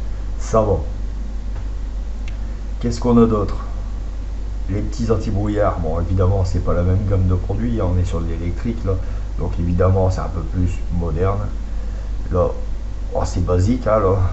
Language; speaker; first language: French; native; French